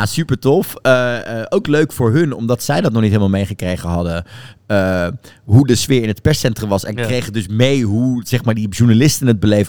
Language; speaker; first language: Dutch; native; Dutch